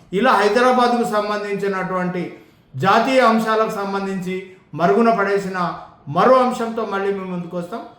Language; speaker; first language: Telugu; native; Telugu